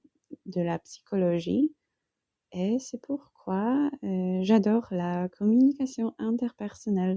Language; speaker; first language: French; non-native, fluent; Polish